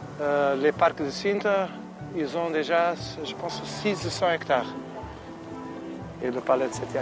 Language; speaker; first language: French; non-native, fluent; Portuguese